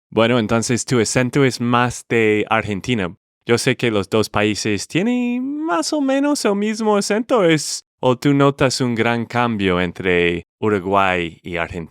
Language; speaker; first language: Spanish; non-native, fluent; English